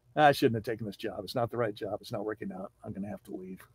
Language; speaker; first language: English; native; English